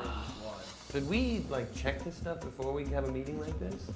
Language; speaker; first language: English; native; English